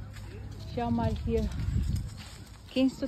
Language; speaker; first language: German; non-native, learner; Filipino